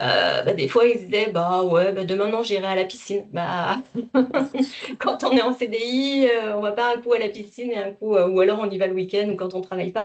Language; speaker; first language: French; native; French